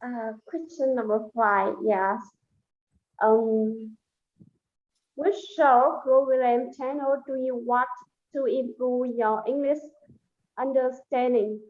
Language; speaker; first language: English; non-native, learner; Vietnamese